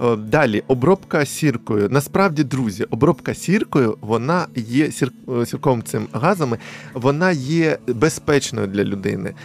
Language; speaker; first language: Ukrainian; native; Ukrainian